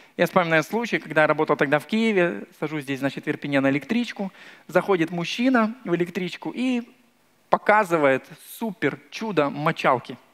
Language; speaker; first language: Russian; native; Russian